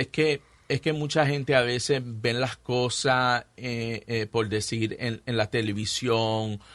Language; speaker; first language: Spanish; early bilingual, heritage; Spanish